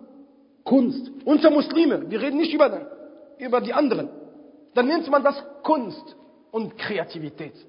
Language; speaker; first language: German; non-native, fluent; Arabic